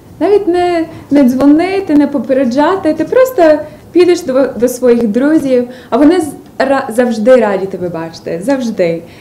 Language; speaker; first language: Ukrainian; early bilingual, other home language; English